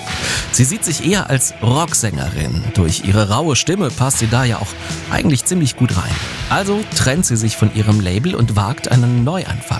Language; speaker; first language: German; native; German